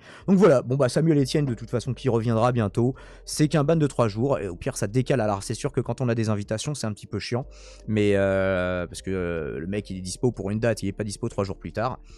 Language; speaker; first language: French; native; French